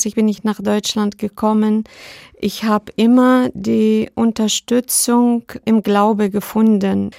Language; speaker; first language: German; non-native, fluent; Arabic